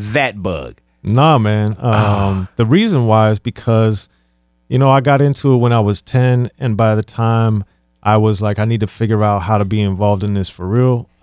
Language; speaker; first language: English; native; English